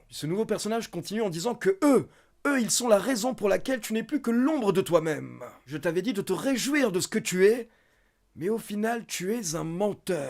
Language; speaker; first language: French; native; French